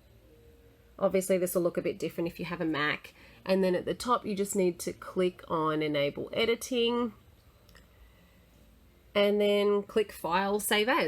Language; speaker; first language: English; native; English